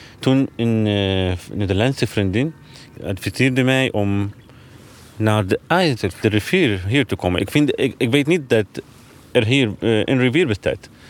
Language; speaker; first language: Dutch; non-native, learner; Arabic